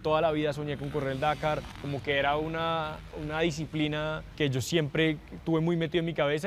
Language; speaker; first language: Spanish; native; Spanish